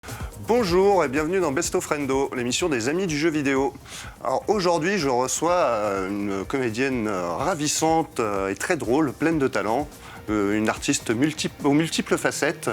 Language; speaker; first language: French; native; French